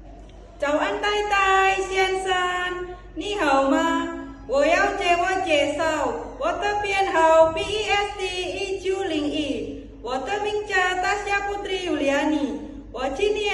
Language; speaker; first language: Chinese; non-native, learner; Indonesian